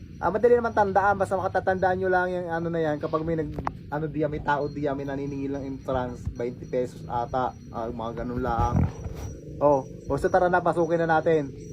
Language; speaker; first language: Filipino; native; Filipino